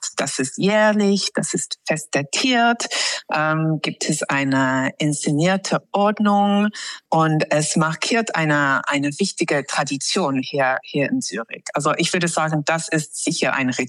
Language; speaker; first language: German; non-native, fluent; English